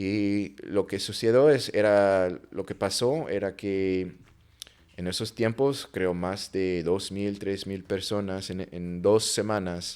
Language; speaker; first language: Spanish; non-native, fluent; English